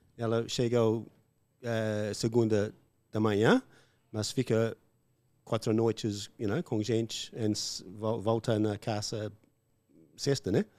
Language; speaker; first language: Portuguese; non-native, learner; English